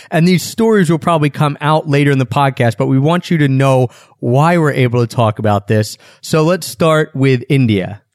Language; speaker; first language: English; native; English